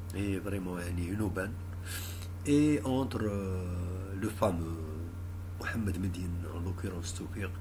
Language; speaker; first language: French; non-native, local second language; Arabic